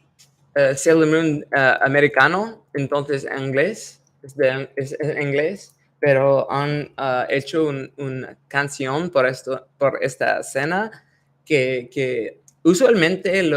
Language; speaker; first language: Spanish; non-native, learner; English